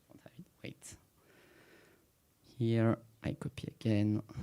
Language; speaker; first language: English; non-native, fluent; French